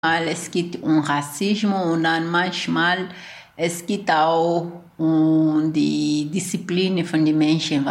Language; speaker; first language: German; non-native, learner; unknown